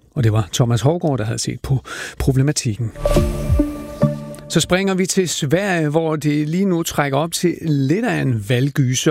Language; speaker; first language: Danish; native; Danish